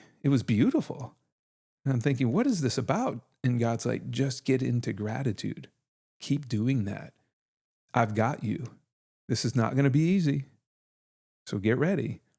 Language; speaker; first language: English; native; English